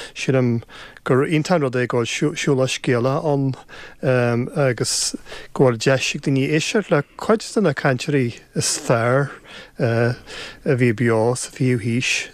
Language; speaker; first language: Irish; native; Irish